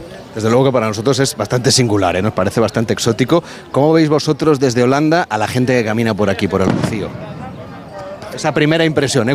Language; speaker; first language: Spanish; native; Spanish